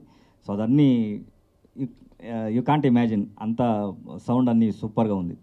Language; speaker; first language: Telugu; non-native, local second language; Kannada